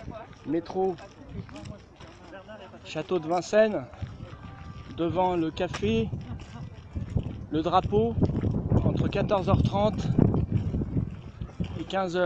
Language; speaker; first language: French; native; French